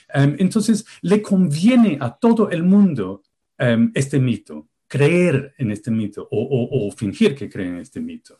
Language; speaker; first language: Spanish; non-native, fluent; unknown